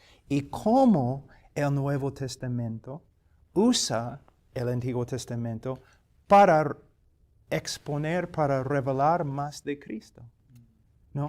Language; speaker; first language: Spanish; non-native, fluent; English